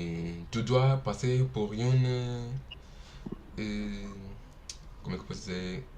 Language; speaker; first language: French; non-native, learner; Portuguese